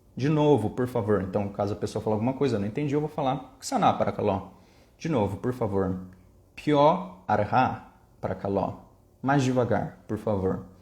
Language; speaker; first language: Portuguese; native; Portuguese